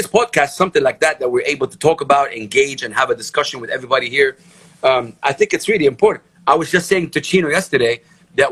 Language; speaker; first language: English; non-native, fluent; Arabic